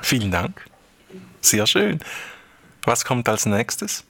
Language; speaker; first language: German; native; German